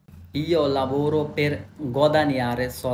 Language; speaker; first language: Italian; non-native, learner; Bangla